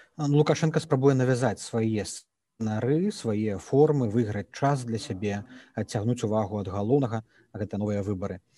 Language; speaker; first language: Belarusian; native; Belarusian